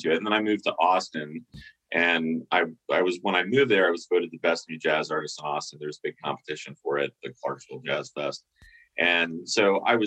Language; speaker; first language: English; native; English